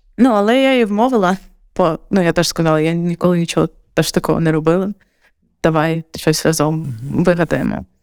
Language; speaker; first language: Ukrainian; non-native, local second language; Russian